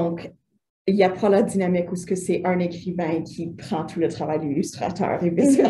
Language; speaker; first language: French; native; French